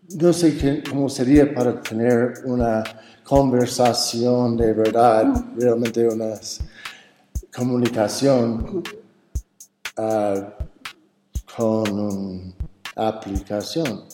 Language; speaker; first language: Spanish; non-native, fluent; English